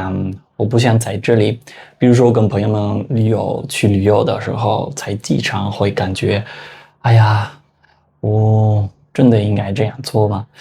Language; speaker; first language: Chinese; non-native, fluent; Spanish